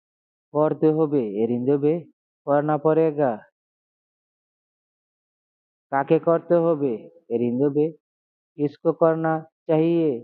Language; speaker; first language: Hindi; non-native, learner; Bangla